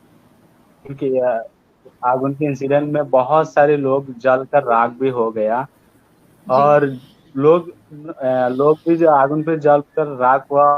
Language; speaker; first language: Hindi; non-native, learner; Rohingya